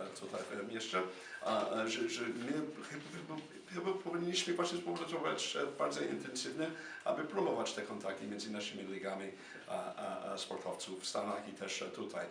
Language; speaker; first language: Polish; non-native, fluent; English